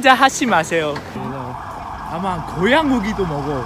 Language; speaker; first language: Korean; non-native, learner; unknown